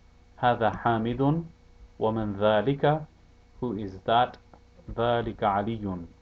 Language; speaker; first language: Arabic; non-native, fluent; English